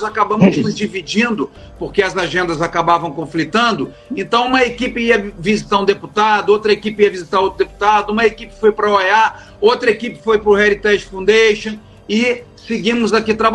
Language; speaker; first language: Portuguese; native; Portuguese